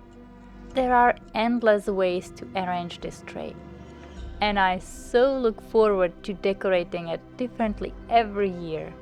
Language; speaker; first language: English; non-native, fluent; Czech